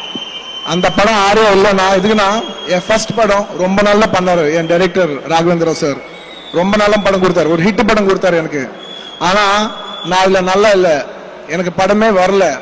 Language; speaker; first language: Tamil; non-native, local second language; Telugu